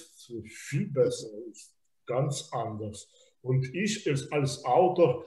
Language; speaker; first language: German; non-native, fluent; Belarusian